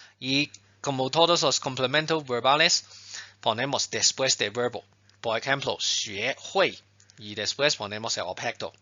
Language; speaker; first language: Spanish; non-native, fluent; Chinese